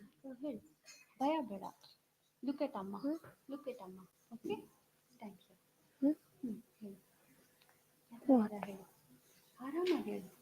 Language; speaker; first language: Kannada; native; Kannada